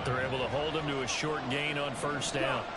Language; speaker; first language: English; native; English